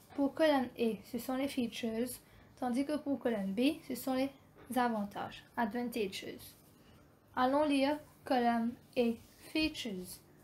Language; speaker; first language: French; non-native, local second language; Morisyen